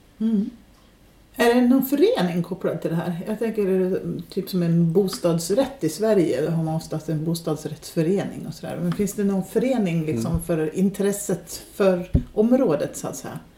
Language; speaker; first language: Swedish; native; Swedish